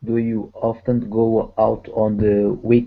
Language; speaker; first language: English; non-native, learner; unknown